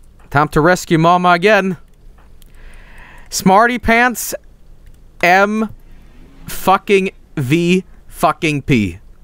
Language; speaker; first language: English; non-native, fluent; Swedish